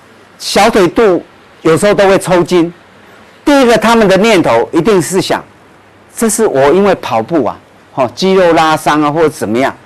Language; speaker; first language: Chinese; native; Chinese